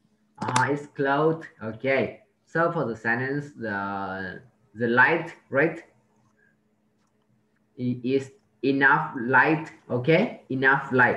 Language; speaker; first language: English; non-native, learner; Vietnamese